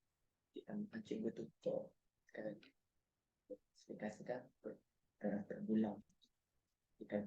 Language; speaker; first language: Malay; native; Malay